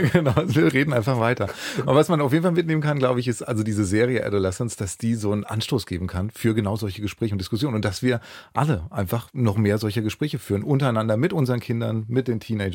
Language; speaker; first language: German; native; German